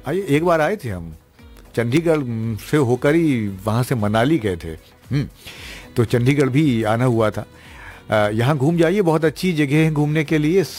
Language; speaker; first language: Hindi; native; Hindi